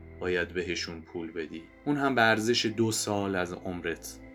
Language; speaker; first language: Persian; native; Persian